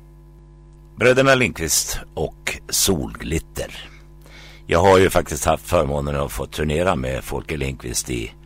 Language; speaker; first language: Swedish; native; Swedish